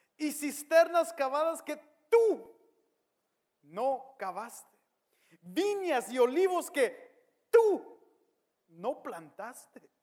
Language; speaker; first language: Spanish; early bilingual, heritage; Spanish